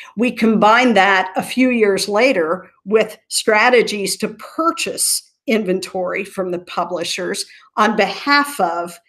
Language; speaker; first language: English; native; English